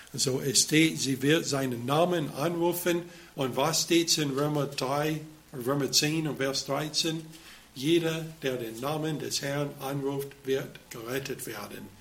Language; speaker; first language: German; non-native, fluent; English